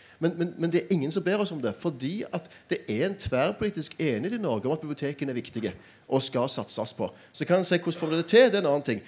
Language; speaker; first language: Norwegian; native; Norwegian